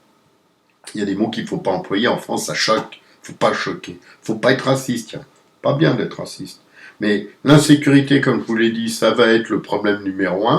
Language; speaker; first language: French; native; French